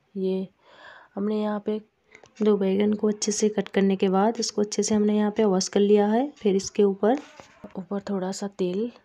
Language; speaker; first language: Hindi; non-native, local second language; Bangla